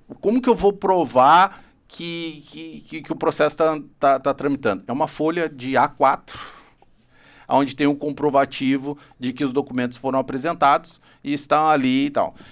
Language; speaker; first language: Portuguese; native; Portuguese